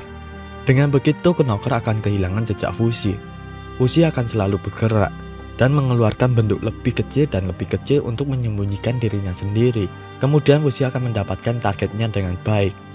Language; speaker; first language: Indonesian; native; Indonesian